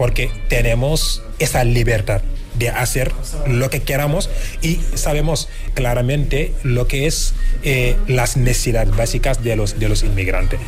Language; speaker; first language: Spanish; non-native, fluent; Wolof